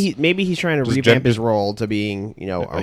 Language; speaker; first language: English; native; English